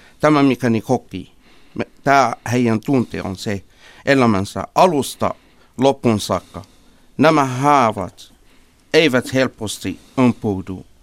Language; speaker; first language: Finnish; non-native, fluent; Arabic